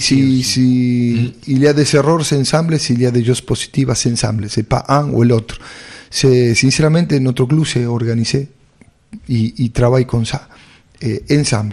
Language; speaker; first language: French; non-native, fluent; Spanish